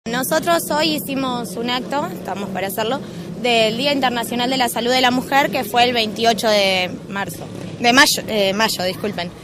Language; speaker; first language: Spanish; native; Spanish